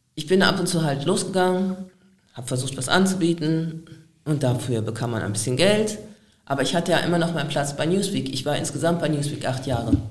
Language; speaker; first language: German; native; German